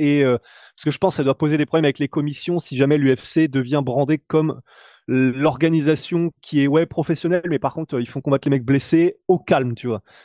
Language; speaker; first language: French; native; French